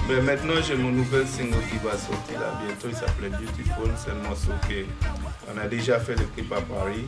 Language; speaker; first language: French; non-native, fluent; English